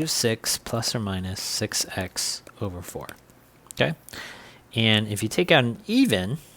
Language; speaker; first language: English; native; English